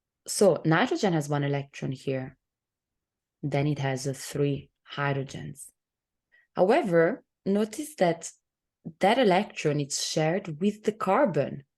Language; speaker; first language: English; non-native, fluent; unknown